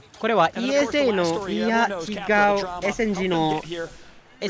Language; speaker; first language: Japanese; non-native, learner; Filipino